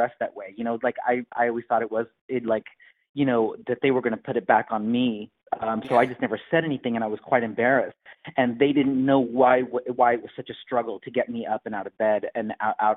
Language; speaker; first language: English; native; English